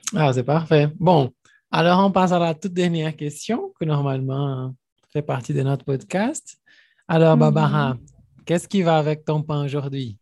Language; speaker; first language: French; non-native, fluent; Portuguese